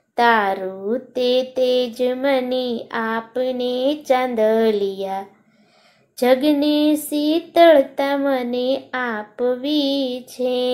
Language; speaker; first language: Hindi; non-native, local second language; Gujarati